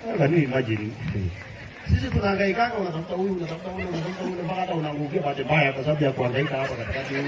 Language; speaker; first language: Swahili; non-native, local second language; Kalenjin